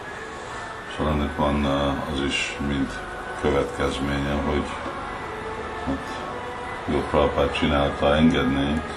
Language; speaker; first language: Hungarian; early bilingual, heritage; Hungarian